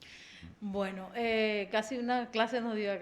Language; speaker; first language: Spanish; native; Spanish